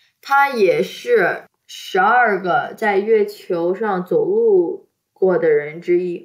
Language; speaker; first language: Chinese; early bilingual, heritage; Chinese